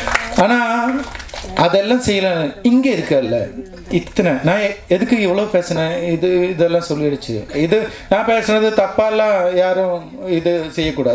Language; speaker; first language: Tamil; non-native, local second language; Malayalam